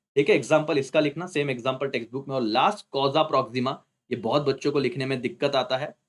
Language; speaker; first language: Hindi; non-native, local second language; Marathi